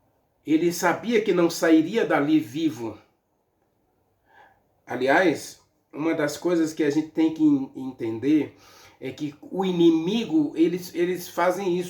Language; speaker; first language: Portuguese; native; Portuguese